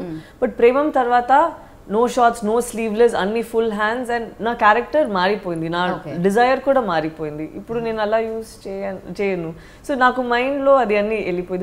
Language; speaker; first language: Telugu; non-native, learner; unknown